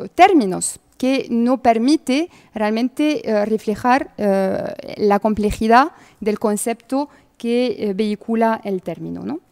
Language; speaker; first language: Spanish; non-native, fluent; French